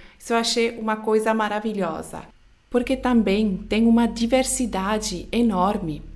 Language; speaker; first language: Portuguese; non-native, fluent; Swiss German